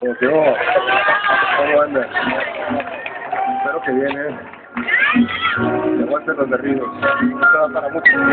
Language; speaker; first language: Spanish; native; Spanish